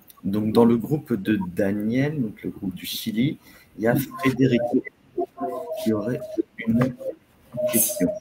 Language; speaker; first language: French; native; French